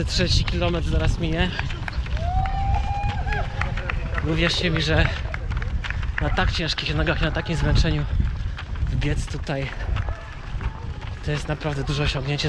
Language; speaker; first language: Polish; native; Polish